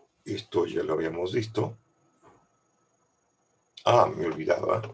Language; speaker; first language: Spanish; native; Spanish